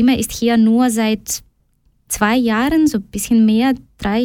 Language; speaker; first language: German; non-native, fluent; Ukrainian